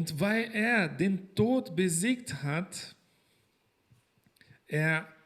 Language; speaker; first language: German; non-native, fluent; Portuguese